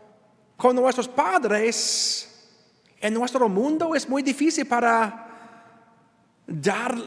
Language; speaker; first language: Spanish; non-native, learner; English